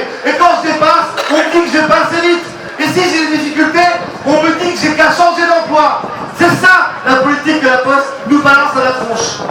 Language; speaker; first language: French; native; French